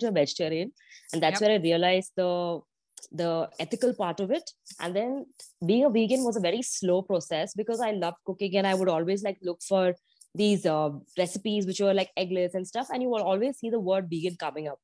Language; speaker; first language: English; non-native, local second language; Malayalam